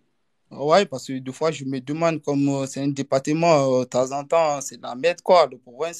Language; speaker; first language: French; non-native, learner; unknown